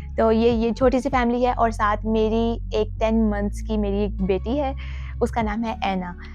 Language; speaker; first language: Urdu; native; Urdu